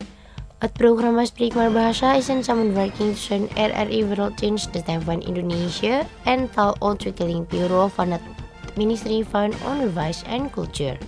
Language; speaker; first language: Dutch; non-native, learner; Indonesian